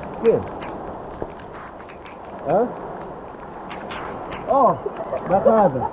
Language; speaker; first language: Portuguese; non-native, learner; English